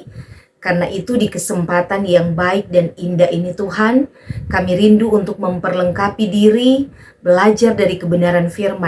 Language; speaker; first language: Indonesian; native; Indonesian